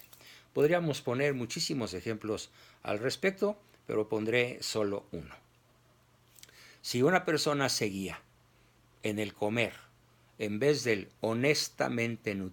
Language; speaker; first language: Spanish; native; Spanish